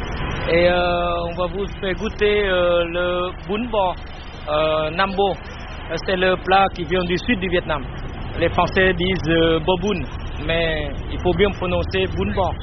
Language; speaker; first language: French; non-native, local second language; Vietnamese